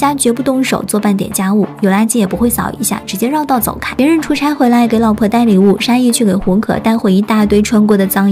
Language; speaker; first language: Chinese; native; Chinese